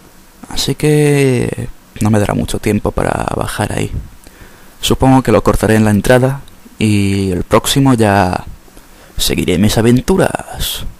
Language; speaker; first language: Spanish; native; Spanish